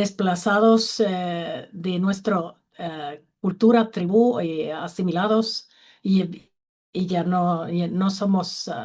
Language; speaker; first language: Spanish; non-native, learner; Finnish